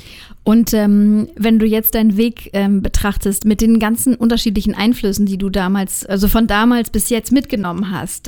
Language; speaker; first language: German; native; German